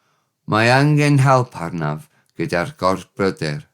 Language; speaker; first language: Welsh; non-native, learner; English